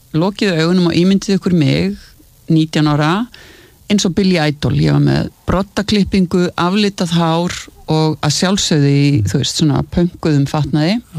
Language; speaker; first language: Icelandic; native; Icelandic